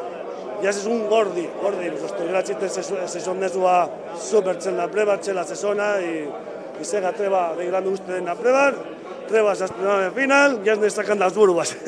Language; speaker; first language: Macedonian; non-native, learner; Spanish